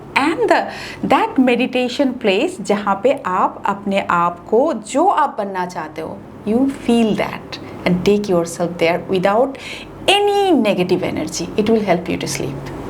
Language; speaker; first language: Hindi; non-native, local second language; Bangla